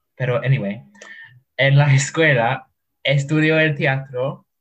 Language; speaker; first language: Spanish; non-native, learner; English